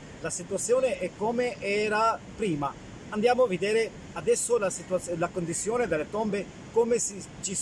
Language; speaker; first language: Italian; non-native, learner; Urdu